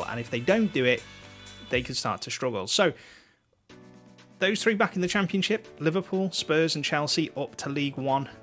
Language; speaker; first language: English; native; English